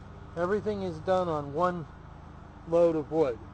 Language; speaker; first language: English; native; English